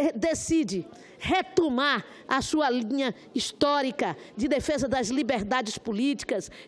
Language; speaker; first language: Portuguese; native; Portuguese